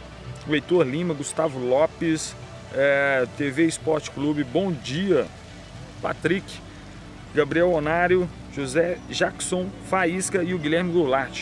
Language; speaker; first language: Portuguese; native; Portuguese